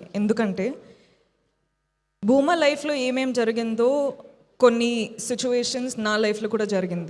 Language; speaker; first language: Telugu; non-native, fluent; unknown